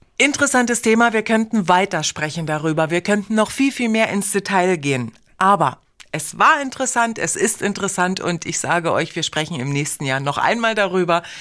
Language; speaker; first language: German; native; German